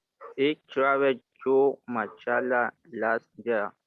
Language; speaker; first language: English; non-native, learner; Spanish